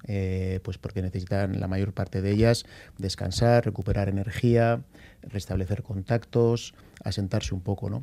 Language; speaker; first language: Spanish; native; Spanish